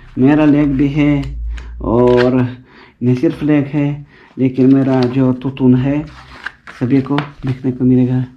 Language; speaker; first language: Hindi; non-native, fluent; Russian